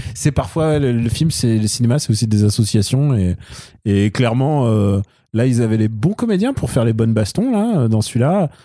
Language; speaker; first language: French; early bilingual, other home language; Russian